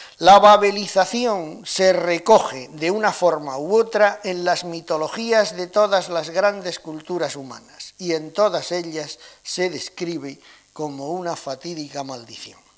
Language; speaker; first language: Spanish; native; Spanish